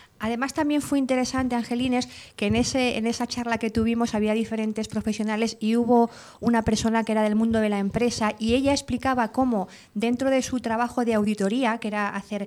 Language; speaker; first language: Spanish; native; Spanish